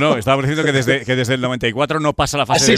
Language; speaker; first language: Spanish; native; Spanish